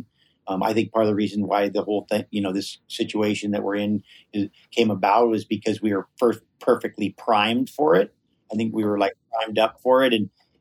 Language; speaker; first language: English; native; English